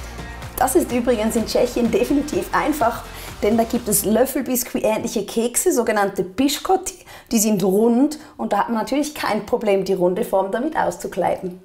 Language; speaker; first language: German; native; German